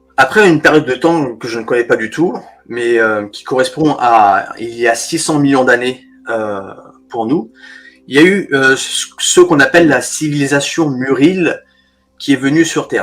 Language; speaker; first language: French; native; French